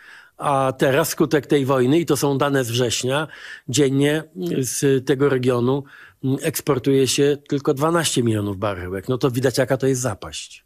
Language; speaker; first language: Polish; native; Polish